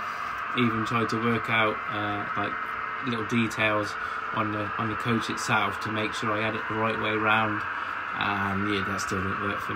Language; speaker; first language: English; native; English